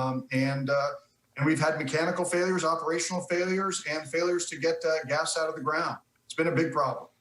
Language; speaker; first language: English; native; English